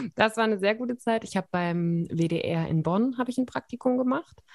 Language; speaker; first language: German; native; German